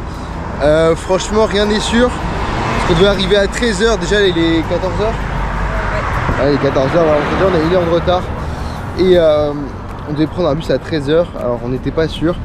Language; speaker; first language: French; native; French